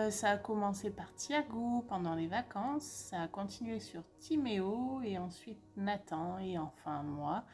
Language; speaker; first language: French; native; French